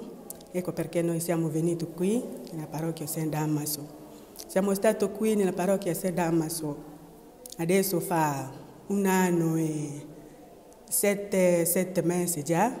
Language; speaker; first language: Italian; non-native, learner; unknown